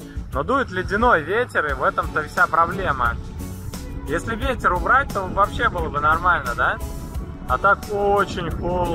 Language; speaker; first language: Russian; native; Russian